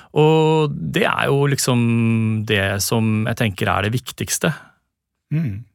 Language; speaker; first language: Norwegian; native; Norwegian